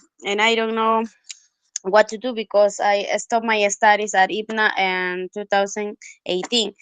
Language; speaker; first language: English; non-native, learner; Spanish